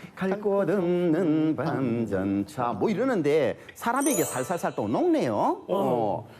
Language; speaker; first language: Korean; native; Korean